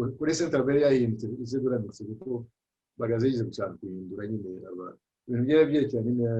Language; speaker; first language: Kinyarwanda; early bilingual, heritage; Kinyarwanda